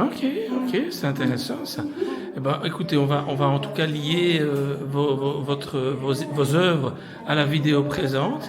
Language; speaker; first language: French; native; French